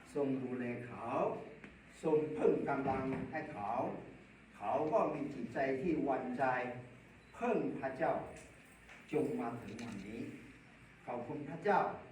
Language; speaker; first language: Thai; non-native, local second language; Akha